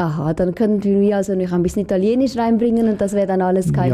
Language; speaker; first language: German; native; German